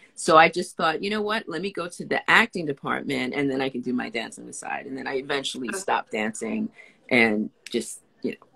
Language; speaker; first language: English; native; English